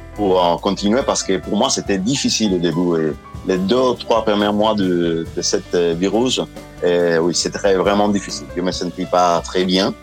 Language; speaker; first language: French; non-native, fluent; Spanish